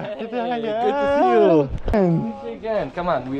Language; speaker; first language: English; non-native, fluent; Polish